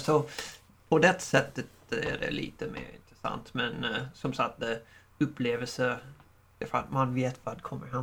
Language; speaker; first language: Swedish; non-native, learner; English